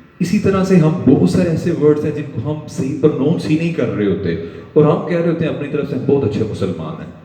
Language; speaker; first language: Urdu; non-native, local second language; Punjabi